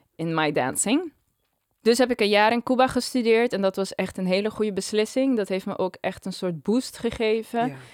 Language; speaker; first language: Dutch; non-native, local second language; Papiamento